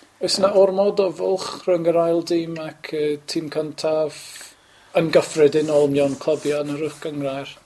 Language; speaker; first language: Welsh; native; Welsh